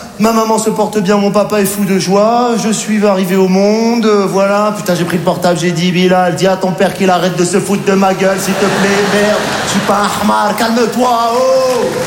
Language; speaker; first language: French; native; French